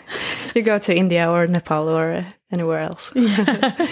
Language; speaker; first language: English; non-native, fluent; Swedish